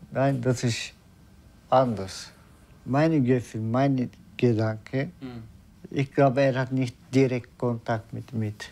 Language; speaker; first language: German; non-native, learner; Turkish